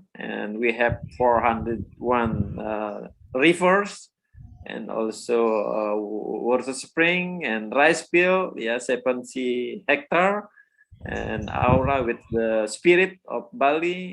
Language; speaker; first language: English; non-native, learner; Indonesian